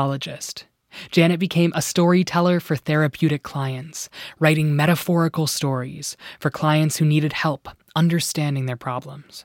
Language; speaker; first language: English; native; English